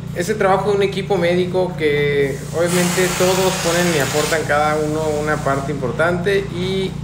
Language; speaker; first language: Spanish; native; Spanish